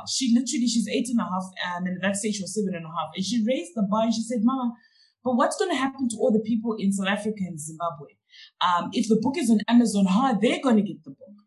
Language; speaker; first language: English; non-native, local second language; Shona